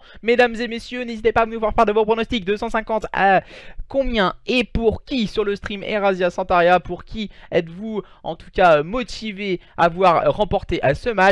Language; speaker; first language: French; native; French